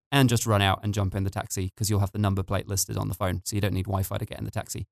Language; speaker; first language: English; native; English